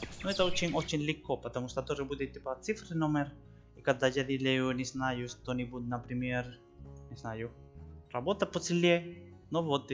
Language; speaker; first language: Russian; non-native, learner; Spanish